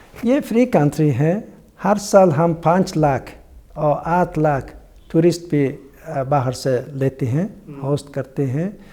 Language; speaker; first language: Hindi; non-native, learner; Mongolian